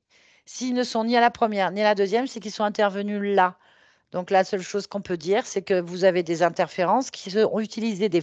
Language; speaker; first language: French; native; French